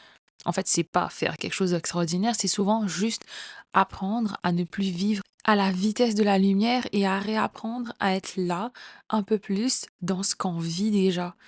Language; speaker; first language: French; native; French